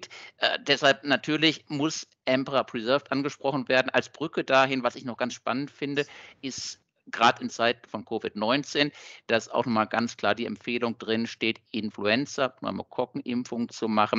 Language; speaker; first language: German; native; German